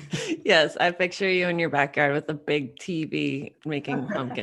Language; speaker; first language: English; native; English